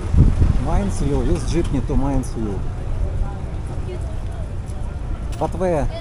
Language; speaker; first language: English; non-native, learner; Russian